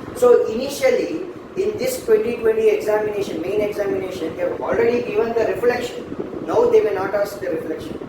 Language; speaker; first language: English; non-native, local second language; Kannada